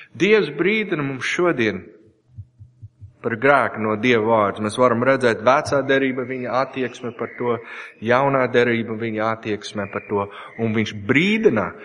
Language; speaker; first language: Latvian; non-native, learner; English